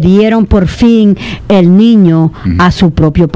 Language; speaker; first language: Spanish; native; Spanish